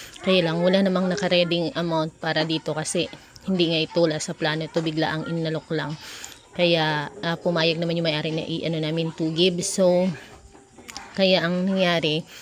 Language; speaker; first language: Filipino; native; Filipino